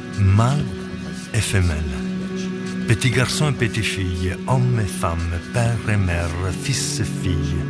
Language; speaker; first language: French; non-native, fluent; Italian